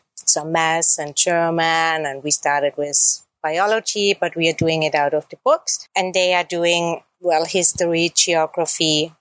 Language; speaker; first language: English; non-native, fluent; German